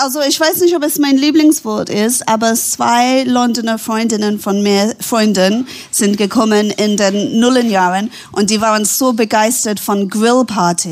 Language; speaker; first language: German; non-native, fluent; English